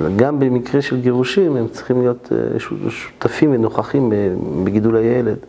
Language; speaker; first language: Hebrew; early bilingual, heritage; French